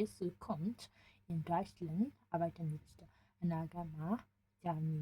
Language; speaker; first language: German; non-native, learner; Burmese